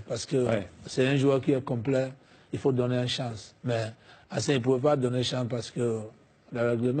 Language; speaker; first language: French; non-native, fluent; English